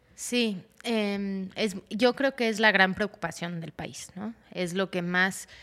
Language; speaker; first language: Spanish; early bilingual, heritage; Spanish